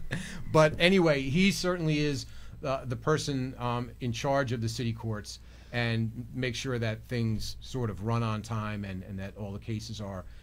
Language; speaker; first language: English; native; English